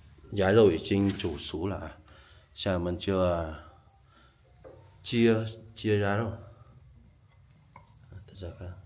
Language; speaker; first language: Chinese; non-native, learner; Vietnamese